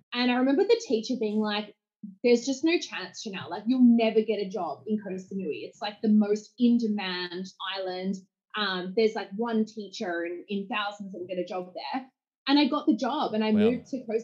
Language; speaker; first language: English; native; English